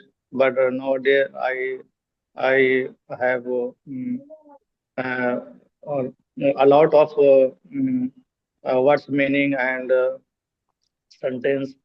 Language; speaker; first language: English; non-native, local second language; Hindi